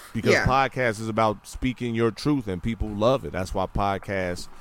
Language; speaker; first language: English; native; English